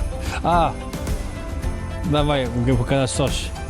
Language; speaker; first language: Polish; non-native, learner; French